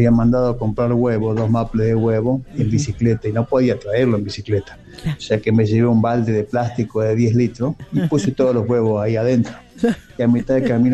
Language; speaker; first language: Spanish; native; Spanish